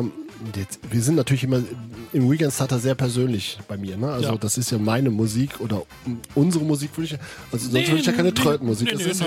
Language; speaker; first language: German; native; German